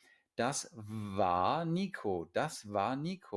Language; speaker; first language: German; non-native, fluent; English